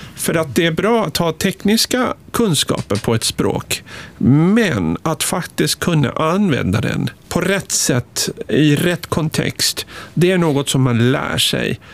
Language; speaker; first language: Swedish; non-native, fluent; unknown